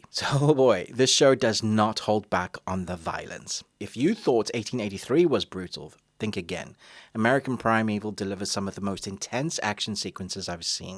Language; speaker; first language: English; native; English